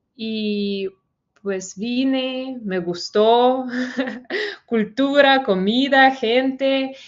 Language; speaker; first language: Spanish; non-native, fluent; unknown